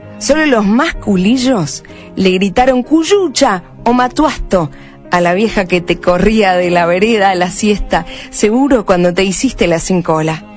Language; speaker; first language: Spanish; native; Spanish